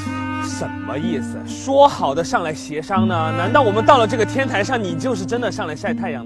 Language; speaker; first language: Chinese; native; Chinese